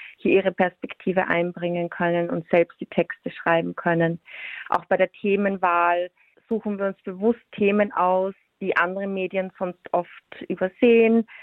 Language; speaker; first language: German; native; German